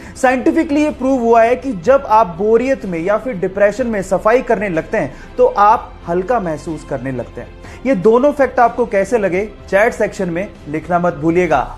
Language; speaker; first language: Hindi; native; Hindi